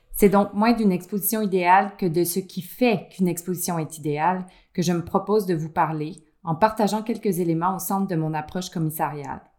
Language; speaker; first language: French; native; French